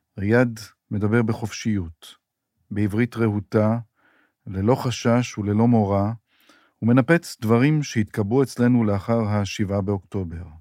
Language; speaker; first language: Hebrew; native; Hebrew